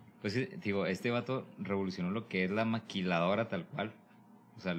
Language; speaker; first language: Spanish; native; Spanish